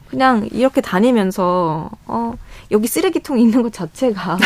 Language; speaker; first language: Korean; early bilingual, other home language; Bangla